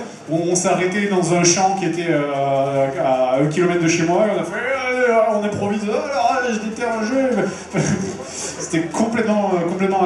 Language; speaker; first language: French; native; French